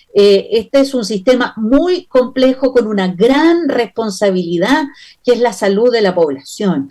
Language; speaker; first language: Spanish; native; Spanish